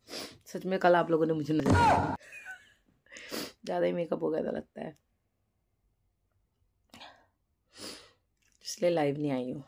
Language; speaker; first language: Hindi; native; Hindi